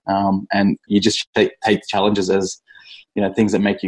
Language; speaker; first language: English; native; English